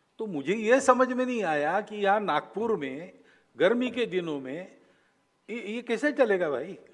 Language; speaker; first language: Hindi; non-native, local second language; Marathi